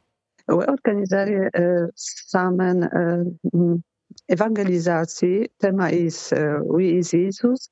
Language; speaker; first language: Dutch; non-native, learner; Polish